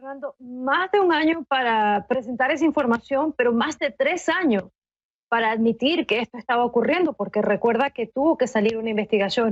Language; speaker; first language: Spanish; native; Spanish